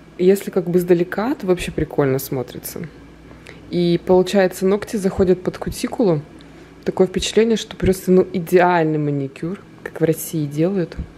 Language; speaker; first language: Russian; native; Russian